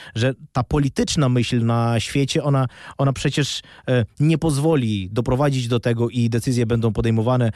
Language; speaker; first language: Polish; non-native, fluent; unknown